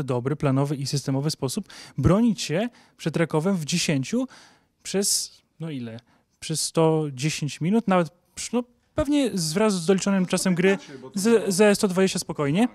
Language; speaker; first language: Polish; native; Polish